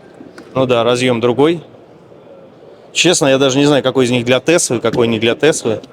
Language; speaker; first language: Russian; native; Russian